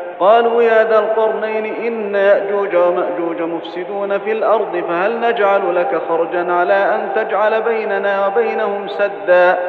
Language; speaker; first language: Arabic; native; Arabic